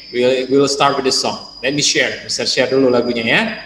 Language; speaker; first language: English; non-native, fluent; Indonesian